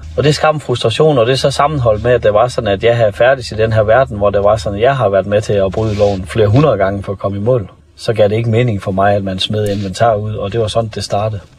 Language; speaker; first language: Danish; native; Danish